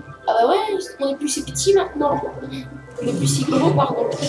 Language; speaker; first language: French; native; French